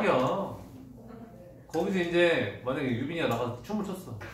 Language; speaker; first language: Korean; native; Korean